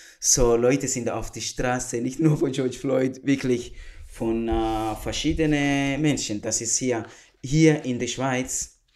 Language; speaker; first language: German; non-native, fluent; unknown